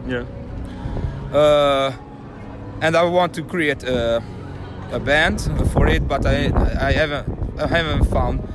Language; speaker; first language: English; non-native, learner; Hungarian